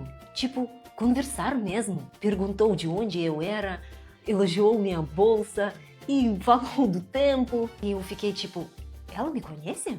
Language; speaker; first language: Portuguese; non-native, fluent; Russian